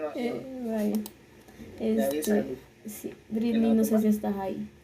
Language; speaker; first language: Spanish; native; Spanish